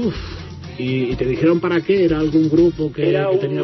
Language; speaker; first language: Spanish; native; Spanish